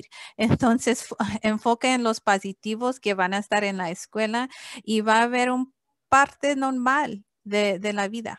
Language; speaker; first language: Spanish; early bilingual, heritage; English